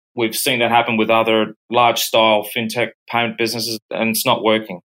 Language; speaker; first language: English; native; English